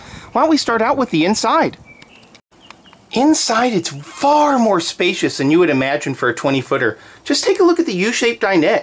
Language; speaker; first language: English; native; English